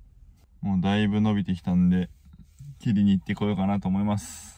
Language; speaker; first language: Japanese; native; Japanese